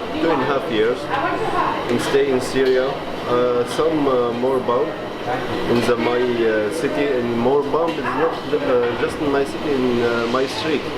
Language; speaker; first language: English; non-native, learner; Arabic